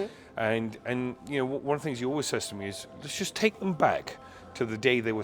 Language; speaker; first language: English; native; English